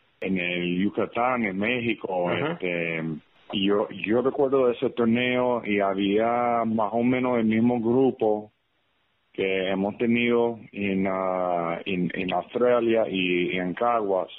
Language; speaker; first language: Spanish; early bilingual, heritage; English